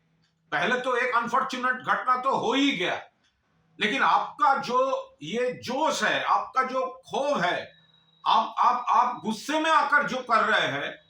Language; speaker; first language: Hindi; non-native, local second language; Bangla